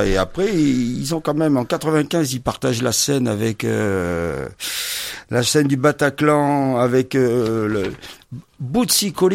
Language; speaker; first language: French; native; French